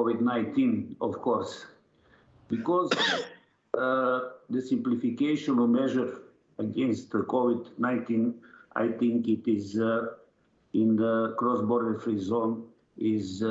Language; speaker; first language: English; non-native, learner; Serbian